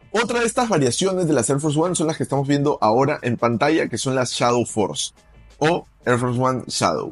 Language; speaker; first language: Spanish; native; Spanish